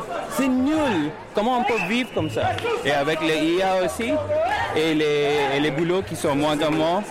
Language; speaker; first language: French; non-native, fluent; English